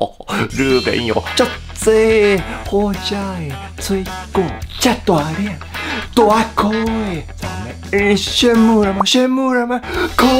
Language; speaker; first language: Chinese; non-native, fluent; Japanese